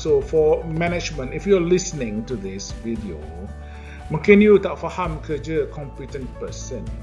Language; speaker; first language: English; non-native, local second language; Malay